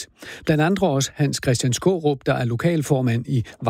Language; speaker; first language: Danish; native; Danish